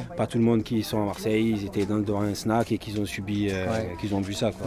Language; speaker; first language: French; native; French